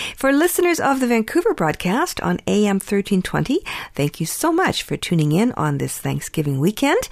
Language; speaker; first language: English; early bilingual, other home language; Ukrainian